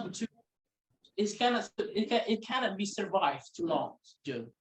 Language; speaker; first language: English; non-native, local second language; Indonesian